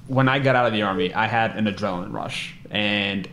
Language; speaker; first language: English; native; English